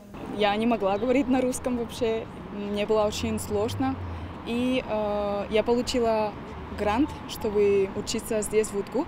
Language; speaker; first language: Russian; non-native, fluent; Spanish